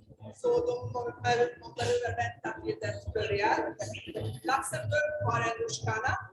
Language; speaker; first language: Swedish; non-native, learner; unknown